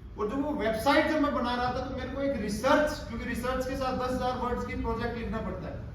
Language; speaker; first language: Hindi; native; Hindi